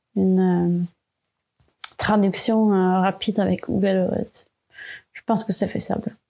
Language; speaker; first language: French; non-native, fluent; Swedish